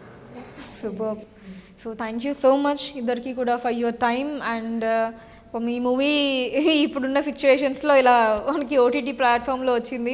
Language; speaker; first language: Telugu; native; Telugu